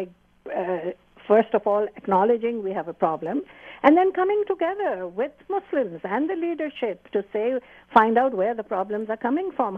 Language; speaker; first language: English; non-native, local second language; Urdu